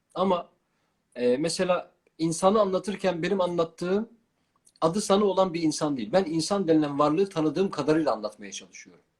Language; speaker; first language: Turkish; non-native, local second language; Kurdish